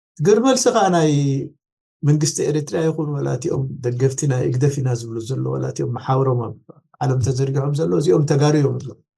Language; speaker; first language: Tigrinya; non-native, local second language; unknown